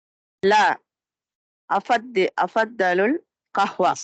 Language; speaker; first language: Arabic; non-native, learner; Tamil